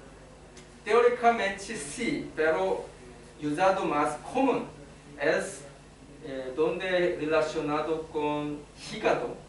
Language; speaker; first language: Spanish; non-native, learner; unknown